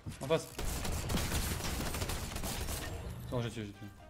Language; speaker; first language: French; native; French